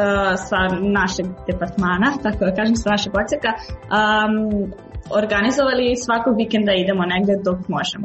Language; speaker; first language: Serbian; native; Serbian